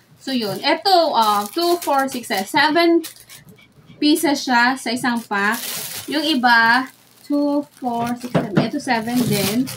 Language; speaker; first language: Filipino; native; Filipino